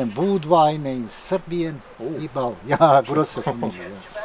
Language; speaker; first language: German; non-native, learner; Serbian